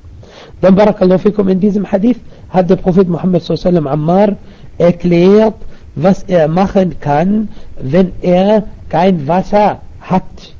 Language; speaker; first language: German; non-native, fluent; Arabic